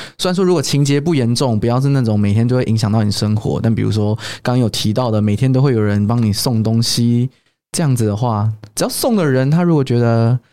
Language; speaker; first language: Chinese; native; Chinese